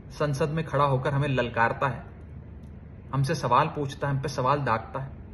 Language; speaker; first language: Hindi; native; Hindi